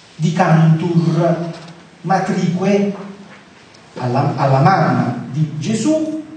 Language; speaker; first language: Italian; native; Italian